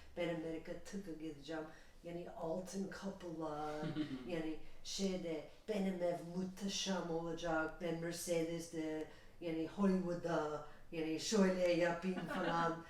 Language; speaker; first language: Turkish; non-native, learner; English